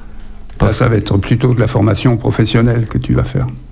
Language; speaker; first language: French; native; French